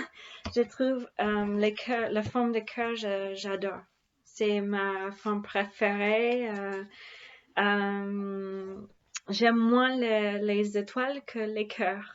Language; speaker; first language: French; non-native, fluent; English